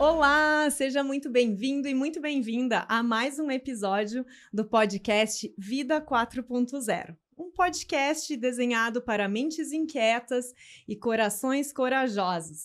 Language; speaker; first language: Portuguese; native; Portuguese